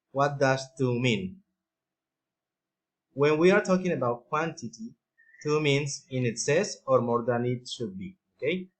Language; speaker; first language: English; non-native, fluent; Spanish